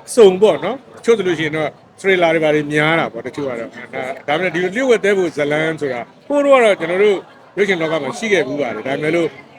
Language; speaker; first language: Burmese; native; Burmese